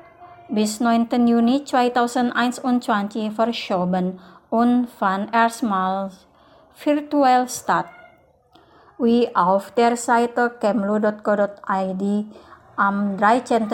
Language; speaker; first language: German; non-native, fluent; Indonesian